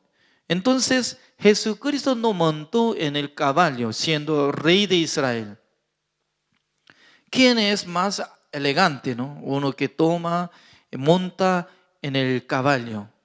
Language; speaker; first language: Spanish; non-native, fluent; Korean